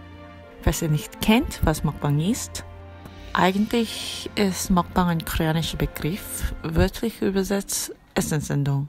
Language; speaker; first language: German; non-native, fluent; Korean